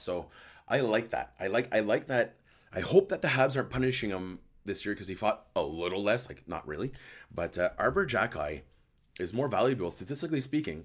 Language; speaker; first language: English; early bilingual, other home language; French